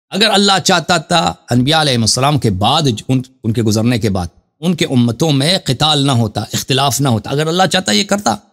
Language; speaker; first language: Urdu; non-native, fluent; Persian